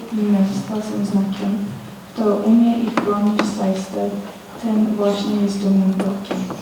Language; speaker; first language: Polish; early bilingual, heritage; Polish